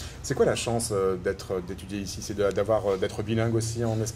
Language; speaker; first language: French; native; French